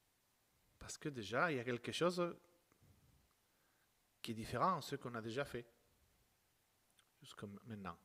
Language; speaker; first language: French; non-native, fluent; Spanish